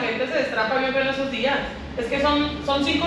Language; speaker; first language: Spanish; native; Spanish